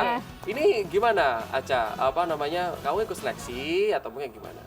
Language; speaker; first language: Indonesian; native; Indonesian